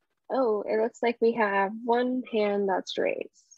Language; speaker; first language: English; early bilingual, other home language; Spanish